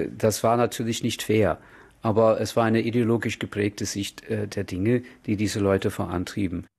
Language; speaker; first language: German; non-native, fluent; English